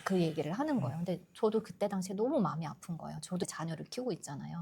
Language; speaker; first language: Korean; native; Korean